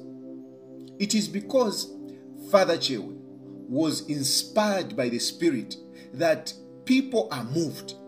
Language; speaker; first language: English; non-native, local second language; Bemba